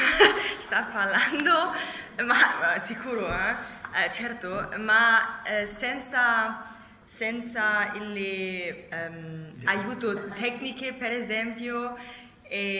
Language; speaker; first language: Italian; non-native, learner; German